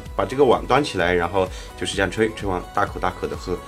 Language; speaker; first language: Chinese; non-native, local second language; Tibetan